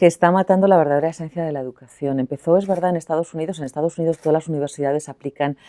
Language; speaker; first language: Spanish; native; Spanish